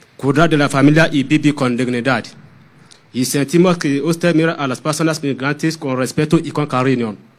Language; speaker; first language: Spanish; non-native, fluent; Yoruba